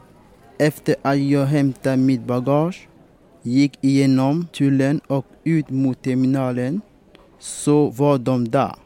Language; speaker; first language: Swedish; non-native, fluent; French